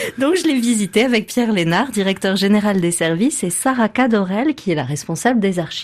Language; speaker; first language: French; native; French